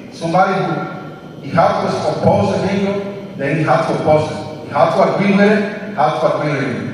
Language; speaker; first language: English; non-native, learner; Spanish